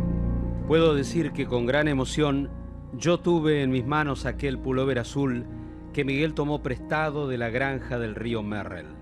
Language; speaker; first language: Spanish; native; Spanish